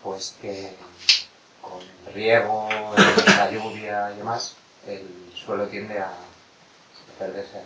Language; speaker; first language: Spanish; native; Spanish